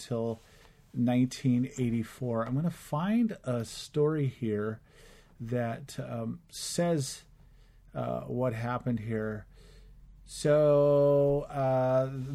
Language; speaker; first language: English; native; English